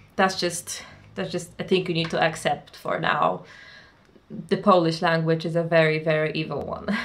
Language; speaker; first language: English; non-native, fluent; Polish